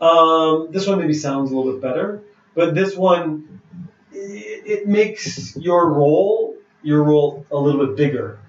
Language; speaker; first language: English; non-native, fluent; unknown